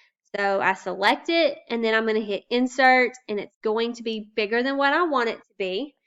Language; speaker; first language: English; native; English